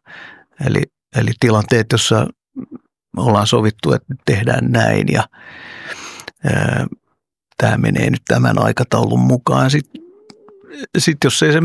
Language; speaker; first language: Finnish; early bilingual, other home language; Oromo